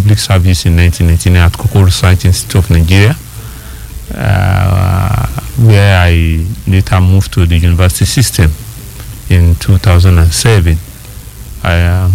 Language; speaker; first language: English; non-native, local second language; Yoruba